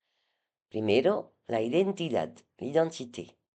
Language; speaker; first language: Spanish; non-native, fluent; French